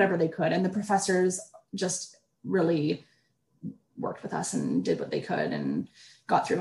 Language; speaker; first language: English; native; English